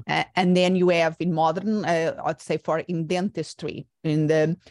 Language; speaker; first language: English; non-native, fluent; Portuguese